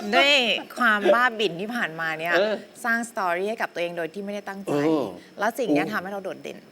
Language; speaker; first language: Thai; native; Thai